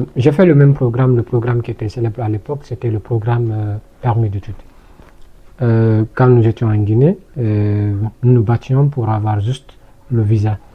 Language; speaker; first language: French; non-native, local second language; Fula